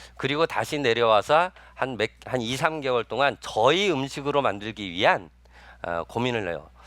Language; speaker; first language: Korean; native; Korean